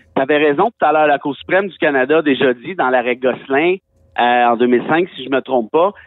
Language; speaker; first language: French; native; French